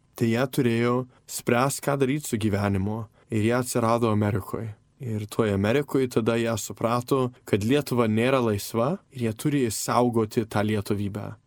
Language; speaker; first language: Lithuanian; early bilingual, heritage; Lithuanian